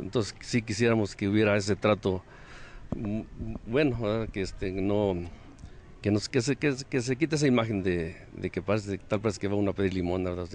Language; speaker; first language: Spanish; native; Spanish